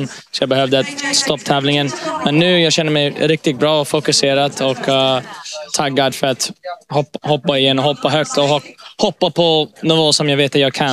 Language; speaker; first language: Swedish; early bilingual, heritage; English